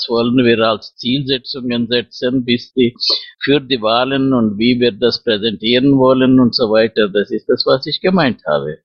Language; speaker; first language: German; non-native, fluent; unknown